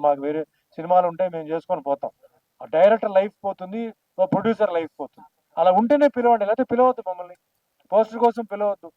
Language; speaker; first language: Telugu; native; Telugu